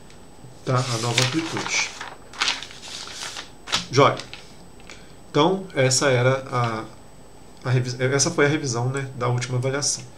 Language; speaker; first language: Portuguese; native; Portuguese